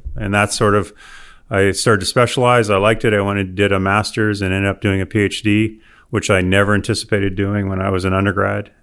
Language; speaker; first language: English; native; English